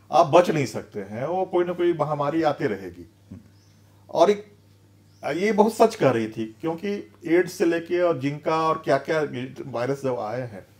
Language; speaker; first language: Hindi; native; Hindi